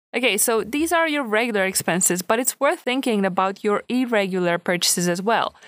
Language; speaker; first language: English; non-native, fluent; Romanian